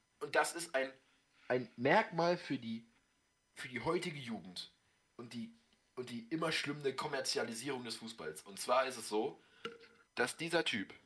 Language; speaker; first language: German; native; German